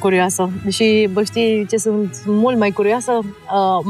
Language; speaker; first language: Romanian; native; Romanian